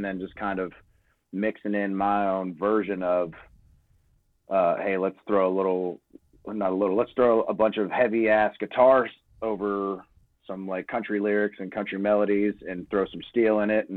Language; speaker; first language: English; native; English